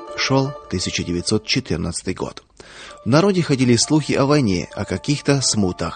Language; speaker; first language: Russian; native; Russian